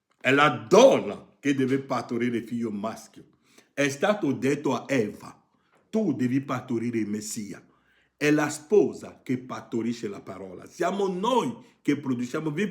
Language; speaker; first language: Italian; non-native, fluent; French